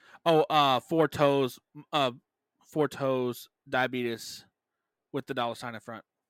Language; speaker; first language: English; native; English